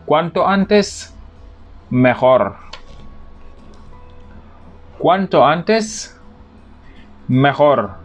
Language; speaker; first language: Spanish; non-native, fluent; Wolof